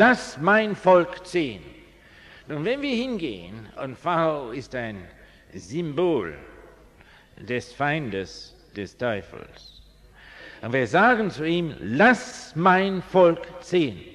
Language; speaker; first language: German; non-native, fluent; English